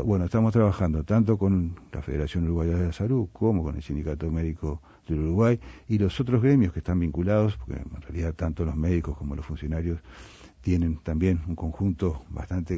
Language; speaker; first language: Spanish; native; Spanish